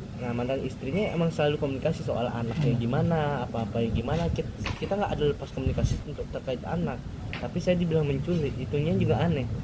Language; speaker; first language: Indonesian; native; Indonesian